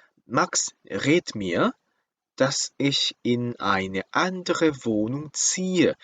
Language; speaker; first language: German; non-native, fluent; Korean